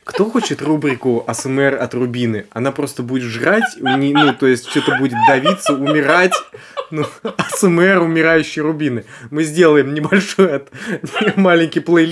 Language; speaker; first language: Russian; native; Russian